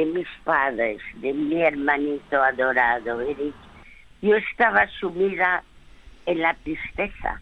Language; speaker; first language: Spanish; early bilingual, other home language; French